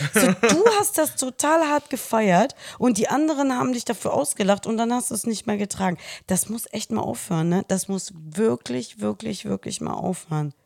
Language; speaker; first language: German; early bilingual, other home language; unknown